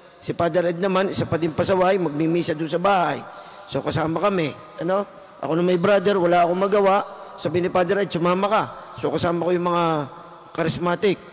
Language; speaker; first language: Filipino; native; Filipino